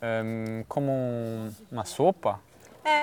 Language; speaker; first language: Portuguese; non-native, fluent; Italian